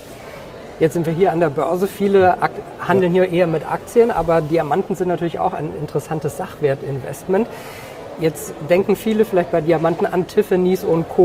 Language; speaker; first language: German; native; German